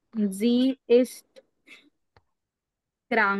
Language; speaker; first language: German; non-native, learner; Marathi